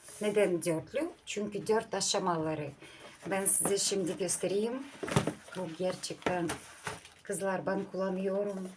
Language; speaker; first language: Turkish; non-native, learner; Russian